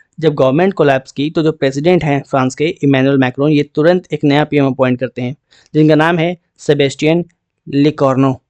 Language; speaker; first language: Hindi; native; Hindi